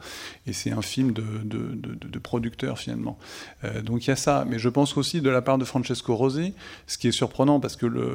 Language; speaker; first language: French; native; French